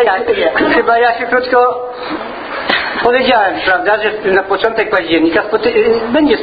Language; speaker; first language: Polish; native; Polish